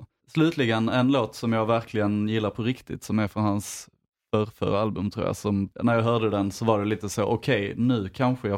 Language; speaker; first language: Swedish; native; Swedish